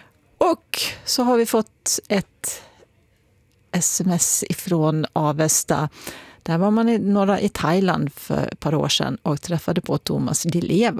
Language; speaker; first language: Swedish; native; Swedish